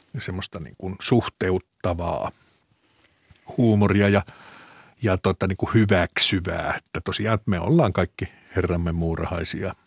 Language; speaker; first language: Finnish; native; Finnish